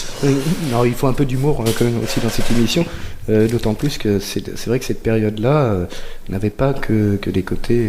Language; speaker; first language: French; native; French